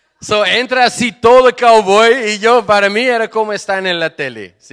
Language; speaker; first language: Spanish; non-native, fluent; Portuguese